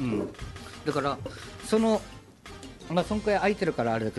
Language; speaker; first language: Japanese; native; Japanese